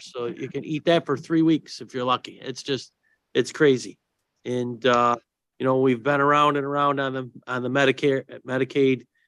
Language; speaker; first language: English; native; English